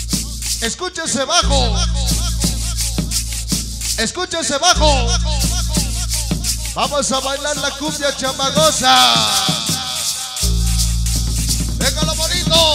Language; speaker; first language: Spanish; native; Spanish